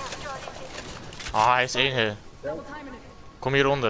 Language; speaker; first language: Dutch; early bilingual, other home language; Turkish